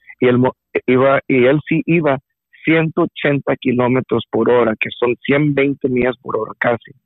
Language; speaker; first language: Spanish; early bilingual, heritage; Spanish